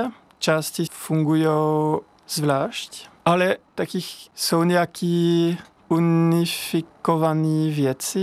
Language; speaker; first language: Czech; non-native, learner; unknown